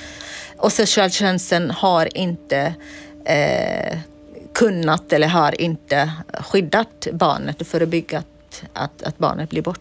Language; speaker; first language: Swedish; non-native, fluent; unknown